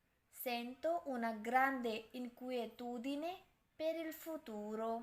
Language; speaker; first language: Italian; non-native, fluent; Urdu